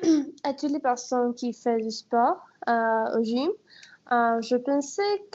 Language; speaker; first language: French; non-native, learner; Spanish